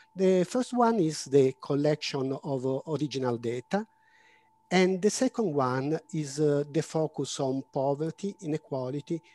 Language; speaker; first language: English; non-native, fluent; Italian